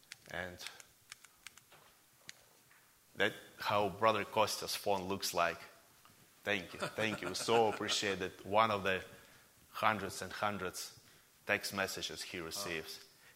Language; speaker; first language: English; non-native, fluent; Russian